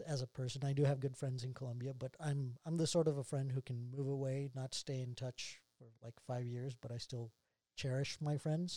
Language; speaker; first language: English; non-native, fluent; Spanish